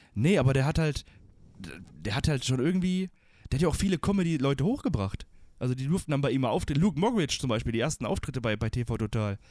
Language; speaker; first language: German; early bilingual, other home language; Turkish